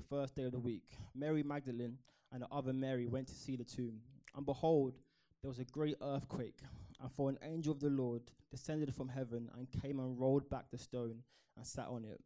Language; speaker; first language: English; native; English